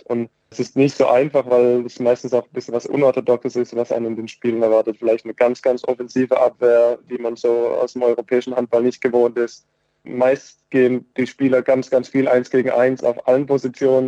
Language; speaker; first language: German; native; German